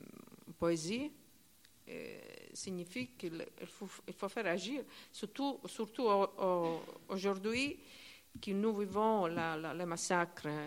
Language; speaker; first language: French; non-native, learner; Italian